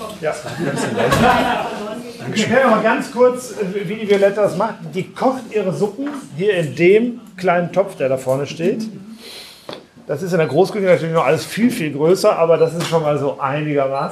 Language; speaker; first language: German; native; German